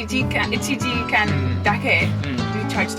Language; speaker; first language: Japanese; non-native, learner; English